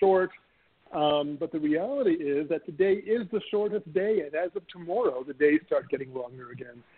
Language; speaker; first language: English; native; English